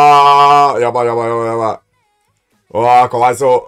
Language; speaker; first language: Japanese; non-native, learner; English